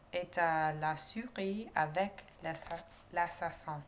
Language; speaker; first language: French; non-native, learner; English